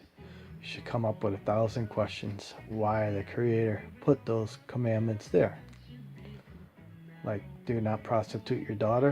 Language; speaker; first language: English; native; English